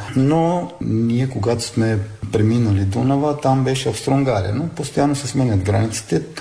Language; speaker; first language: Bulgarian; early bilingual, heritage; Bulgarian